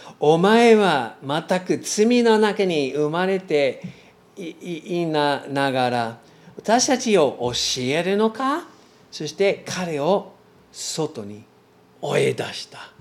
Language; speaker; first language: Japanese; non-native, learner; English